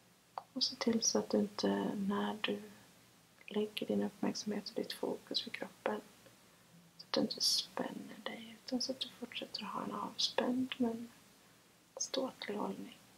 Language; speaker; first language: Swedish; native; Swedish